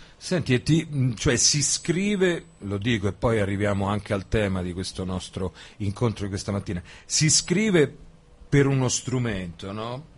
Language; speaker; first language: Italian; native; Italian